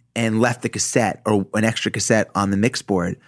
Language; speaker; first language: English; native; English